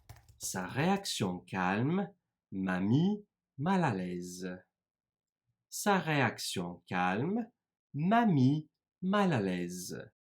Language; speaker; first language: French; non-native, fluent; Turkish